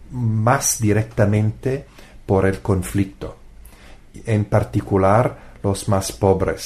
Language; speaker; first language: Spanish; non-native, fluent; Italian